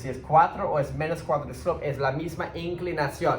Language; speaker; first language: Spanish; early bilingual, heritage; Spanish